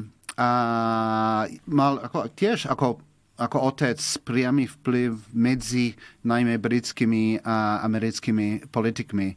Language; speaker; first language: Slovak; non-native, fluent; English